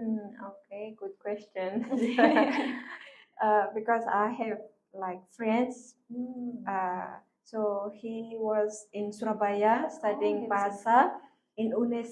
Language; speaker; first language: English; non-native, learner; Malagasy